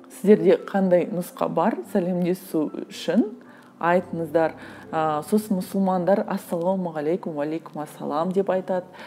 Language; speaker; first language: Kazakh; non-native, local second language; Russian